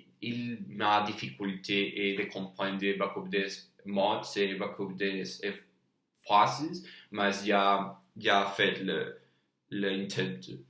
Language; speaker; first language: French; non-native, learner; Spanish